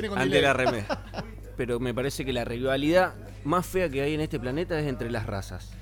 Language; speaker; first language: Spanish; native; Spanish